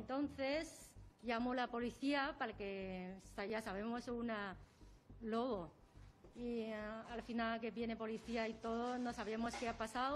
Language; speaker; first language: Spanish; non-native, learner; Chinese